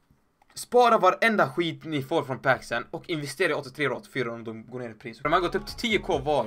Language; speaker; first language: Swedish; native; Swedish